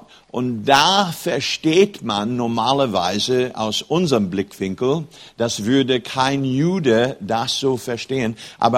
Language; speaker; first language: German; non-native, fluent; English